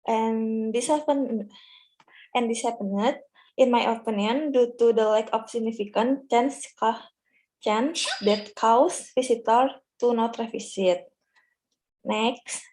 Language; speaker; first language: English; non-native, learner; Indonesian